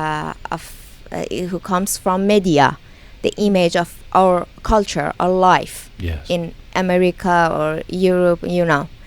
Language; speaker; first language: English; non-native, learner; Persian